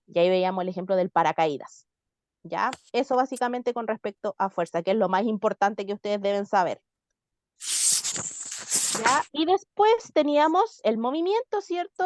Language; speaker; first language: Spanish; native; Spanish